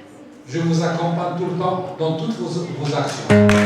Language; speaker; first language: French; non-native, local second language; Arabic